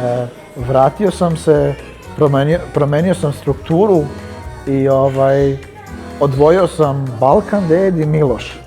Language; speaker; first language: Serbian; early bilingual, heritage; Serbian